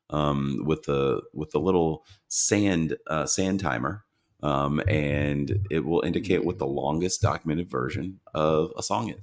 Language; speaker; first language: English; native; English